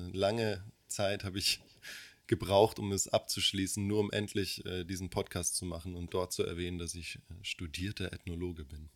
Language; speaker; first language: German; early bilingual, other home language; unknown